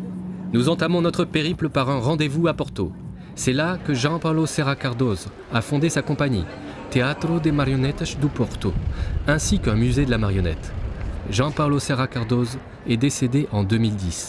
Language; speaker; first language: French; native; French